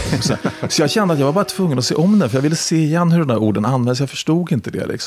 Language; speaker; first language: Swedish; native; Swedish